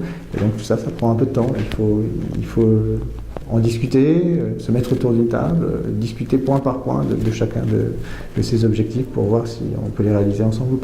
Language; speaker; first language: French; native; French